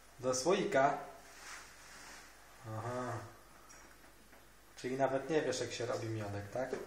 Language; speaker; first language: Polish; native; Polish